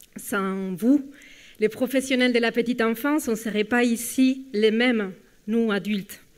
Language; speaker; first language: French; non-native, fluent; Spanish